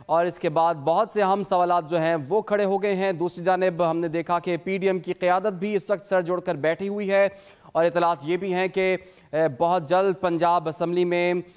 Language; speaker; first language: Urdu; native; Urdu